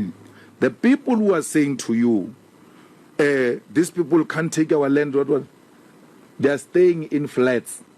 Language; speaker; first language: English; non-native, local second language; Northern Sotho